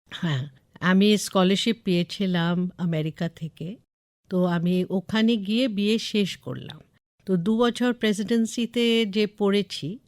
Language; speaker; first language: Bangla; non-native, local second language; English